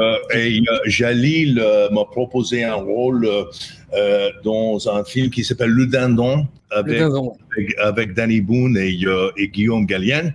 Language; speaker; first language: French; non-native, fluent; English